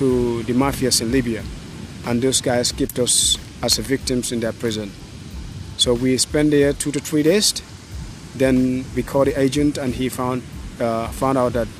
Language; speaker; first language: English; non-native, local second language; Wolof